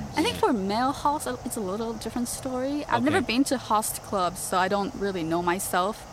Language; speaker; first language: English; non-native, fluent; Japanese